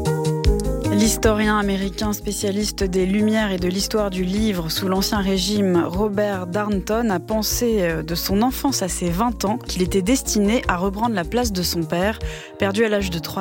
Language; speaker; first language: French; native; French